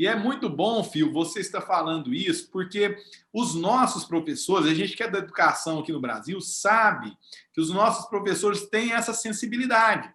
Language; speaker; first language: Portuguese; native; Portuguese